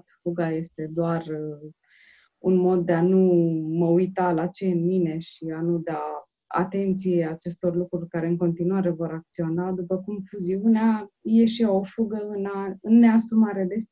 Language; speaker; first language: Romanian; native; Romanian